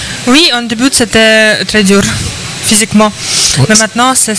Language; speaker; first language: French; non-native, learner; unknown